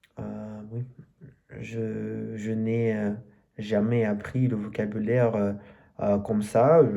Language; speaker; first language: French; non-native, learner; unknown